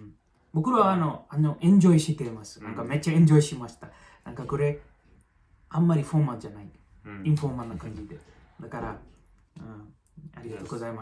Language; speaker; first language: Japanese; non-native, learner; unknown